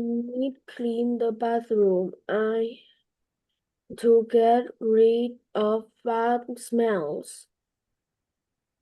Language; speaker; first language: English; non-native, learner; Vietnamese